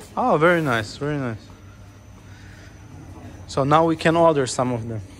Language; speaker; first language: English; non-native, fluent; German